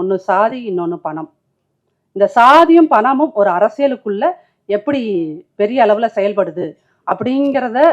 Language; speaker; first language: Tamil; native; Tamil